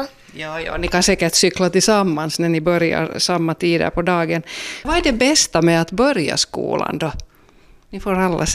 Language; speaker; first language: Swedish; native; Swedish